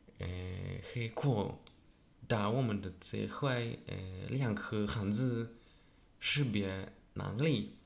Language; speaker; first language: Chinese; non-native, learner; Polish